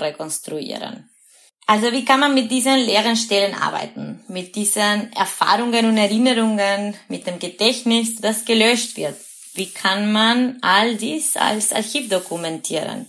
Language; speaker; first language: German; non-native, fluent; Spanish